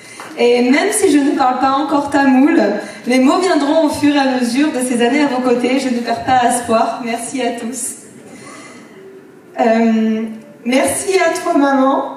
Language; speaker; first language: French; native; French